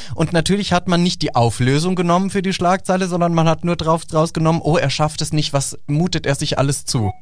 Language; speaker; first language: German; native; German